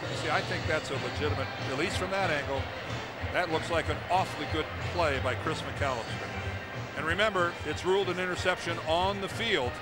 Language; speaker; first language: English; native; English